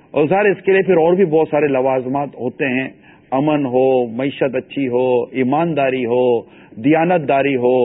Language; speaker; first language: Urdu; native; Urdu